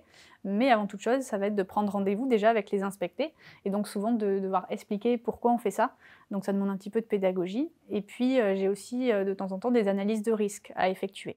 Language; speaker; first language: French; native; French